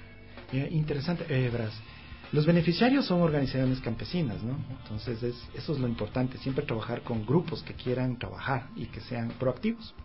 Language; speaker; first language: Spanish; native; Spanish